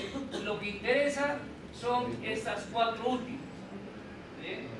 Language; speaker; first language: Spanish; native; Spanish